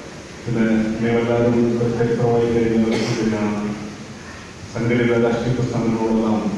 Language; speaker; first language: Malayalam; native; Malayalam